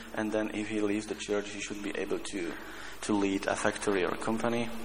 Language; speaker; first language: English; non-native, fluent; Czech